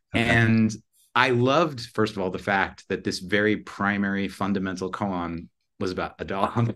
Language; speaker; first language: English; native; English